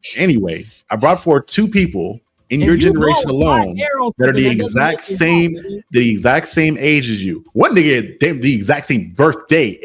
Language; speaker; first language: English; native; English